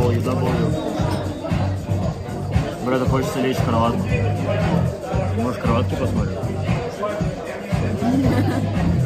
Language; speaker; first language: Russian; native; Russian